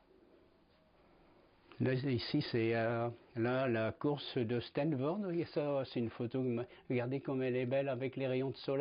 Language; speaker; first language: French; native; French